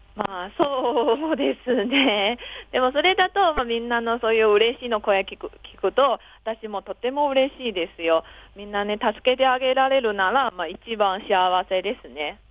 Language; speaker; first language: Japanese; non-native, fluent; Chinese